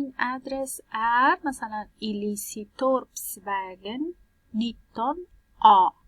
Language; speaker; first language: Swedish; non-native, learner; Persian